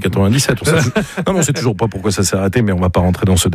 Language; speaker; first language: French; native; French